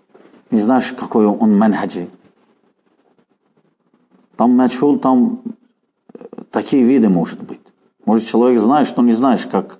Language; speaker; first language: Russian; non-native, fluent; Azerbaijani